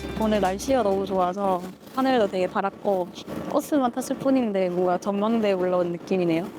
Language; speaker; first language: Korean; non-native, fluent; Swedish